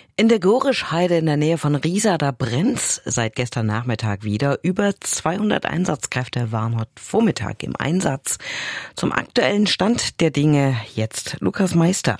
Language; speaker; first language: German; native; German